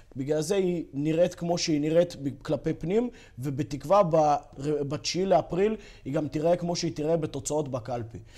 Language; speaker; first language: Hebrew; native; Hebrew